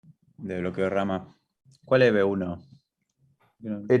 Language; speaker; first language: Spanish; native; Spanish